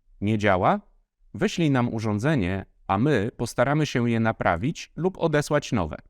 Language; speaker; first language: Polish; native; Polish